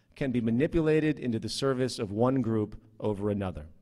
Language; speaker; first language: English; native; English